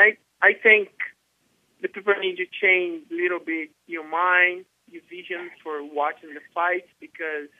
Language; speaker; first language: English; non-native, learner; Portuguese